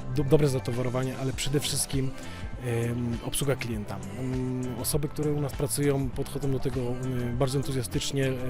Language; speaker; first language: Polish; early bilingual, other home language; Italian